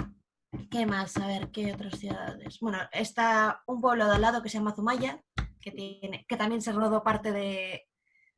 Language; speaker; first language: Spanish; native; Spanish